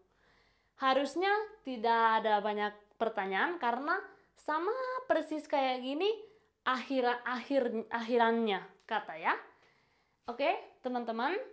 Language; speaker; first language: Indonesian; non-native, fluent; Spanish